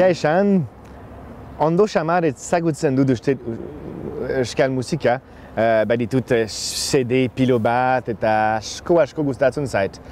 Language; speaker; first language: Basque; non-native, fluent; French